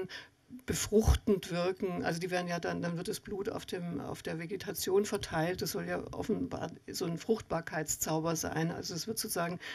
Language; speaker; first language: German; native; German